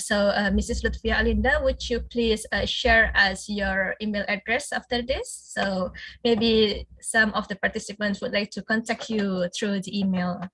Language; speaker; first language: English; non-native, fluent; Indonesian